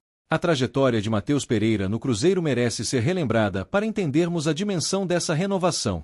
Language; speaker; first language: Portuguese; native; Portuguese